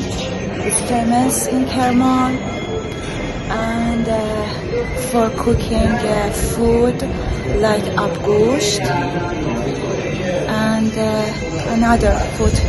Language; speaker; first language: English; non-native, local second language; Persian